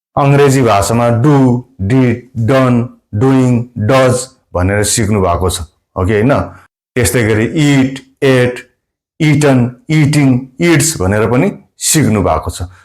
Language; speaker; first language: Nepali; non-native, local second language; Gurung